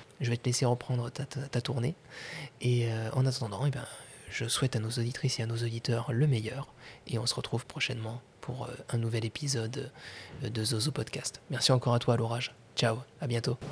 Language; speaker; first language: French; native; French